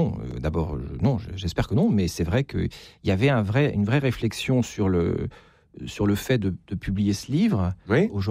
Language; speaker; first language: French; native; French